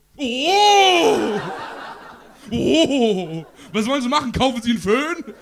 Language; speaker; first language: German; early bilingual, other home language; Persian